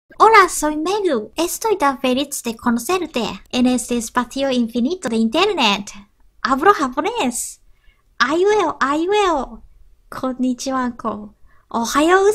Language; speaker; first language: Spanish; non-native, learner; Japanese